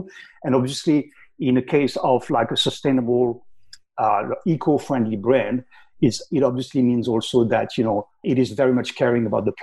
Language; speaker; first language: English; non-native, fluent; French